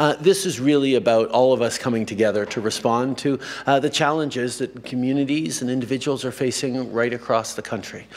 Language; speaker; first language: English; native; English